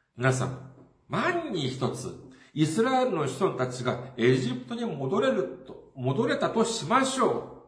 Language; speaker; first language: Japanese; non-native, fluent; Korean